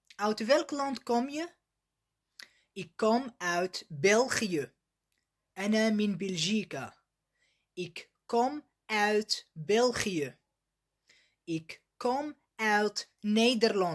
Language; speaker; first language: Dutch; non-native, learner; Arabic